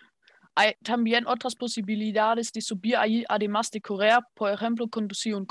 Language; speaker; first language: Spanish; non-native, learner; German